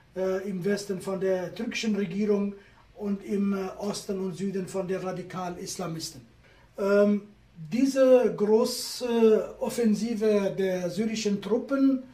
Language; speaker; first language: German; non-native, fluent; Kurdish